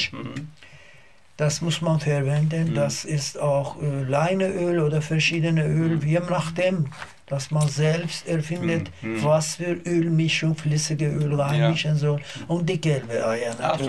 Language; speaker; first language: German; non-native, learner; Azerbaijani